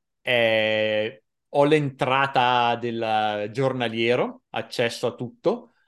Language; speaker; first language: Italian; native; Italian